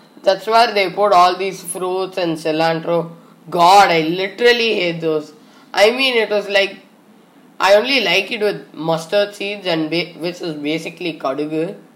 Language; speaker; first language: English; non-native, local second language; Tamil